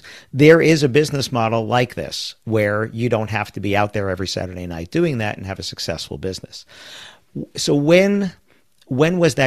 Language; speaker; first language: English; native; English